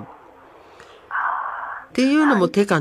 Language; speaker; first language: Japanese; native; Japanese